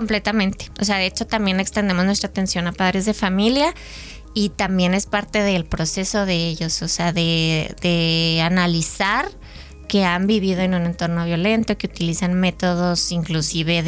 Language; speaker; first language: Spanish; native; Spanish